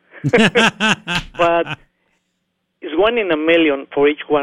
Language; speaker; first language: English; non-native, learner; Spanish